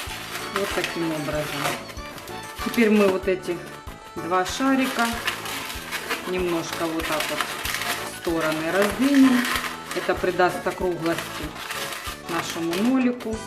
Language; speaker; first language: Russian; native; Russian